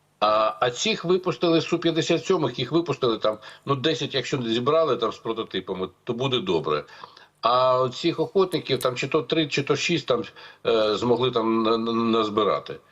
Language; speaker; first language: Ukrainian; non-native, local second language; Russian